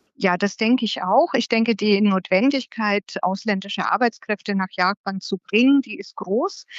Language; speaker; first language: German; native; German